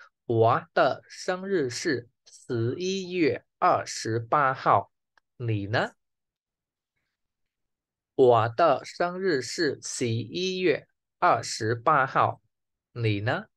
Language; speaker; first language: Chinese; non-native, fluent; Khmer